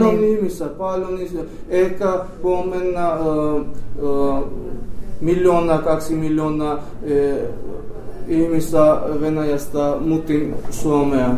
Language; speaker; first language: Finnish; non-native, learner; Armenian